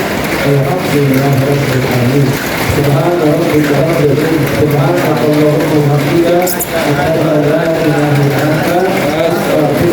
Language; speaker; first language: Arabic; non-native, fluent; Indonesian